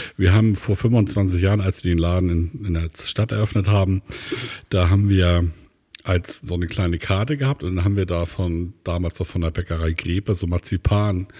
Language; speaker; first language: German; native; German